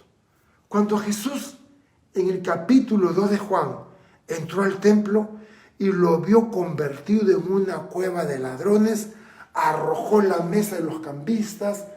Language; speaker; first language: Spanish; native; Spanish